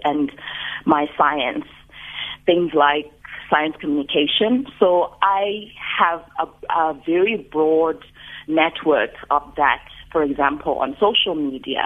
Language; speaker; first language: English; non-native, local second language; Xhosa